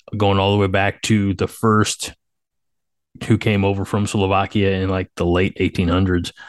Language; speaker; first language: English; early bilingual, other home language; Slovak